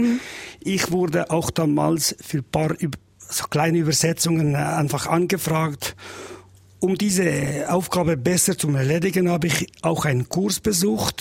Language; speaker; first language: German; non-native, learner; Albanian